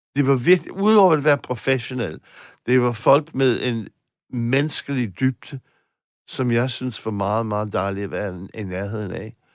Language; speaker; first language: Danish; non-native, fluent; English